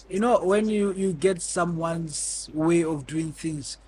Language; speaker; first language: English; non-native, local second language; Tswana